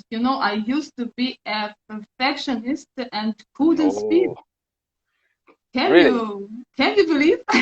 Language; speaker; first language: English; non-native, learner; Russian